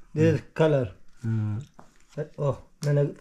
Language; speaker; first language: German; non-native, learner; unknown